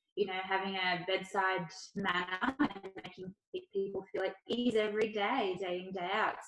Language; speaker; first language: English; early bilingual, other home language; Ukrainian